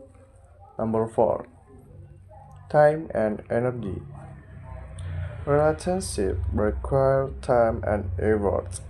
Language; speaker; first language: English; non-native, learner; Indonesian